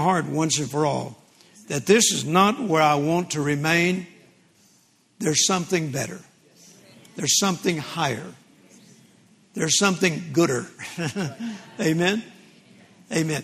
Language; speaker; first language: English; native; English